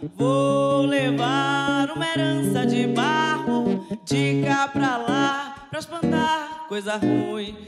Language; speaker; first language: Portuguese; native; Portuguese